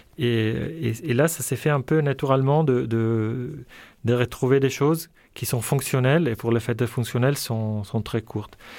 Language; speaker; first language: French; non-native, fluent; Italian